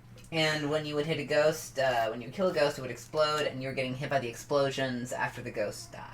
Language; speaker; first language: English; native; English